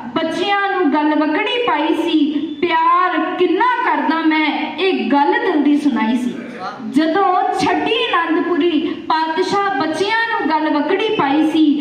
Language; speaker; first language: Punjabi; early bilingual, heritage; Punjabi